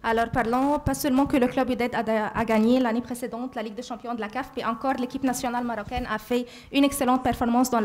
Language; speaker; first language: French; non-native, fluent; Arabic